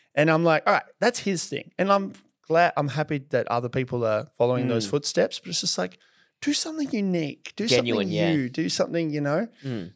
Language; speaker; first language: English; native; English